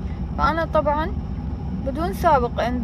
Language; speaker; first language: Arabic; native; Arabic